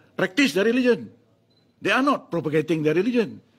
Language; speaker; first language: English; non-native, local second language; Malay